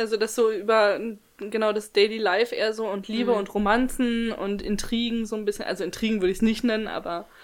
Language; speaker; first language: German; native; German